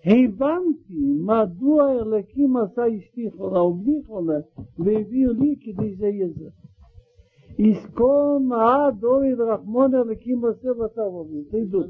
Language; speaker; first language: Hebrew; non-native, learner; Russian